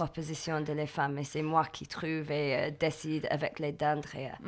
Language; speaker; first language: French; non-native, learner; English